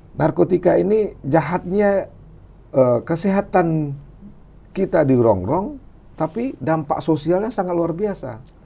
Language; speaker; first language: Indonesian; non-native, local second language; Minangkabau